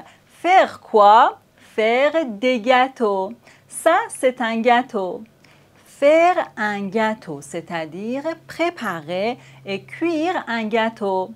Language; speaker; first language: French; native; French